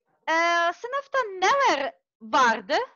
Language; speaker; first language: Turkish; non-native, learner; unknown